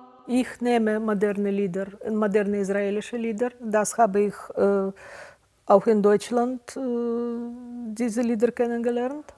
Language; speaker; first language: German; non-native, fluent; Russian